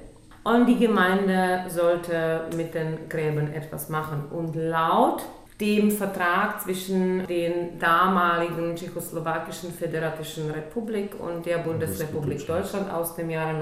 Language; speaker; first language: German; non-native, local second language; Czech